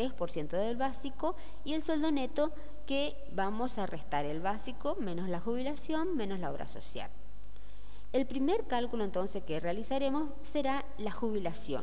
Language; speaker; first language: Spanish; native; Spanish